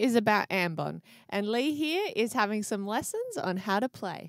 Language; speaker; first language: English; native; English